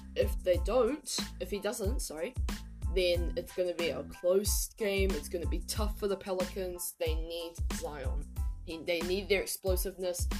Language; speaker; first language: English; native; English